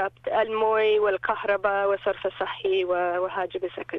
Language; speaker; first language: Arabic; non-native, learner; English